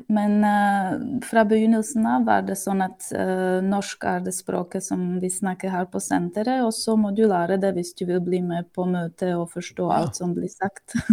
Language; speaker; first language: Norwegian; non-native, fluent; Slovak